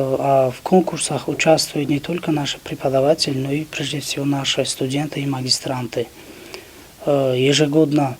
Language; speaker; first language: Russian; non-native, local second language; Tajik